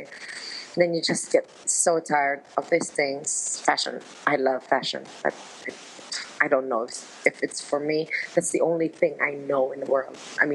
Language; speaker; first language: English; non-native, local second language; Filipino